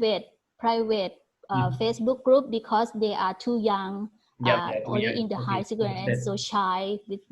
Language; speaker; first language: English; non-native, learner; Thai